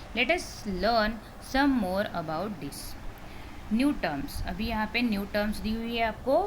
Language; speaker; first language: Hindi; non-native, local second language; Marathi